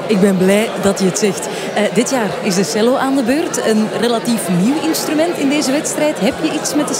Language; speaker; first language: Dutch; native; Dutch